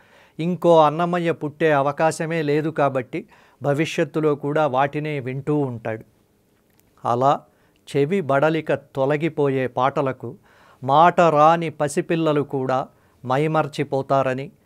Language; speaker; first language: Telugu; native; Telugu